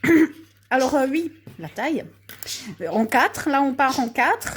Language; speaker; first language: French; native; French